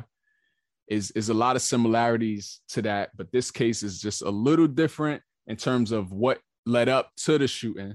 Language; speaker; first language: English; native; English